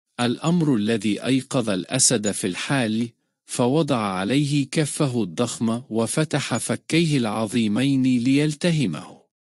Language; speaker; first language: Arabic; non-native, fluent; Turkish